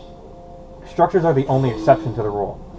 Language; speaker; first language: English; native; English